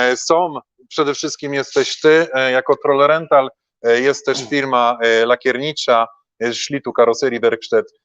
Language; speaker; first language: Polish; native; Polish